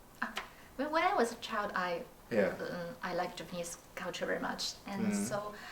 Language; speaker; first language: English; non-native, learner; Chinese